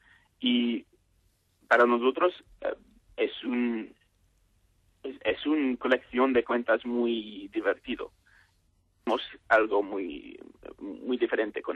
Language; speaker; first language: Spanish; non-native, learner; English